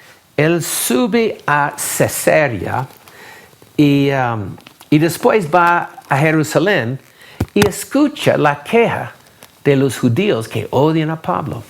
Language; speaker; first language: Spanish; non-native, fluent; English